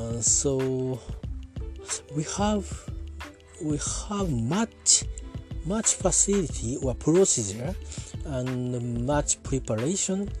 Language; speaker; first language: English; non-native, learner; Japanese